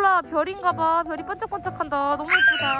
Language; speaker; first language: Korean; native; Korean